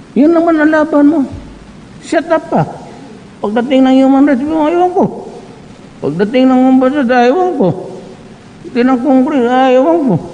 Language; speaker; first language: Filipino; non-native, local second language; Cebuano